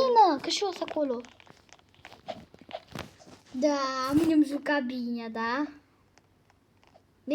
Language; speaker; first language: Romanian; early bilingual, heritage; Romanian